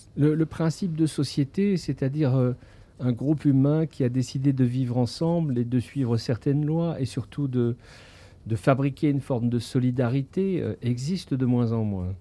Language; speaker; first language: French; native; French